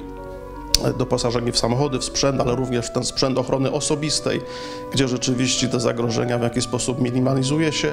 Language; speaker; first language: Polish; native; Polish